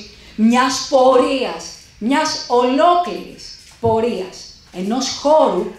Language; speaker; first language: Greek; native; Greek